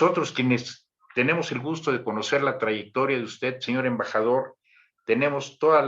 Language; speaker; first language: Spanish; native; Spanish